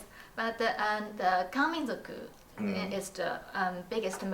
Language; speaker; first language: English; non-native, learner; Chinese